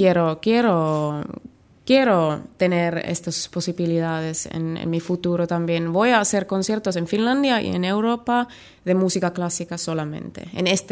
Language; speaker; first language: Spanish; non-native, learner; Finnish